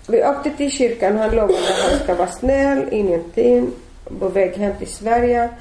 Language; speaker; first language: Swedish; non-native, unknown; Arabic